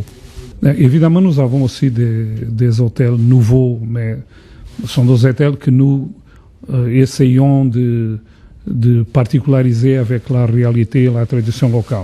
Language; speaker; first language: French; non-native, fluent; Portuguese